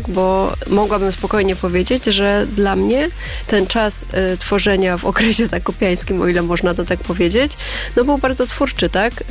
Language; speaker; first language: Polish; native; Polish